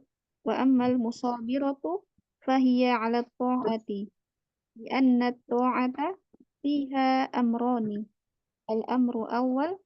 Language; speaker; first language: Arabic; non-native, learner; Indonesian